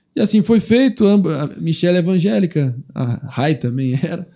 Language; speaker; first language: Portuguese; native; Portuguese